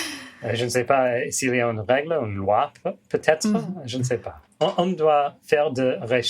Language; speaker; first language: French; non-native, fluent; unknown